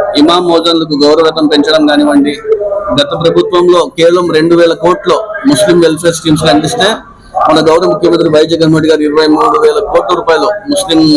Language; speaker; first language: Telugu; non-native, local second language; Urdu